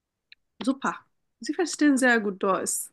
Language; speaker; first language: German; non-native, learner; Bangla